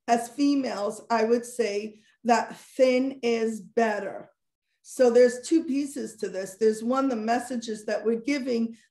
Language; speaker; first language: English; native; English